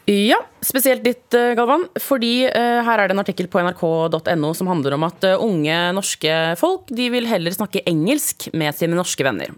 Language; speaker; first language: Norwegian; early bilingual, other home language; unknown